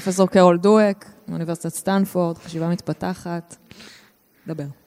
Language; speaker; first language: Hebrew; native; Hebrew